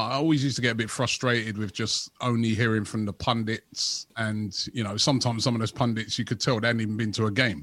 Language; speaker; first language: English; native; English